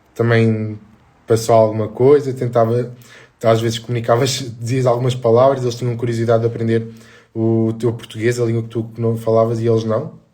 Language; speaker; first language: Portuguese; native; Portuguese